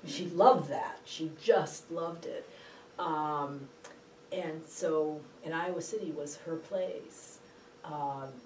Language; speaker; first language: English; native; English